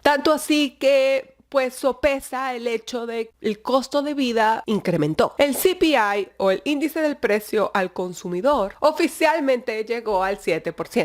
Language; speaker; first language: Spanish; native; Spanish